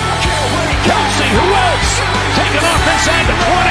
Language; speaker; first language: English; native; English